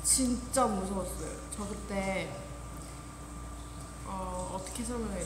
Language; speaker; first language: Korean; non-native, fluent; Thai